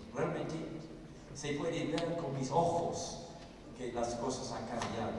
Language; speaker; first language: Spanish; non-native, fluent; English